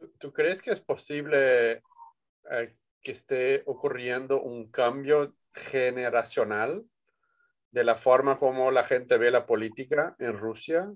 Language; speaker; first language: Spanish; non-native, fluent; Portuguese